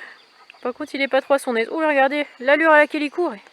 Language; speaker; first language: French; native; French